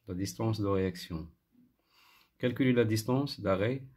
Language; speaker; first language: French; non-native, local second language; Arabic